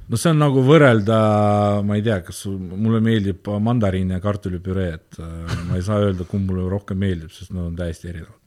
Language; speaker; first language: Estonian; non-native, local second language; Russian